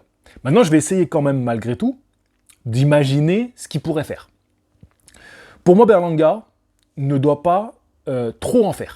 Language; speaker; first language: French; native; French